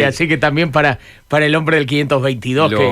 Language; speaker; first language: Spanish; native; Spanish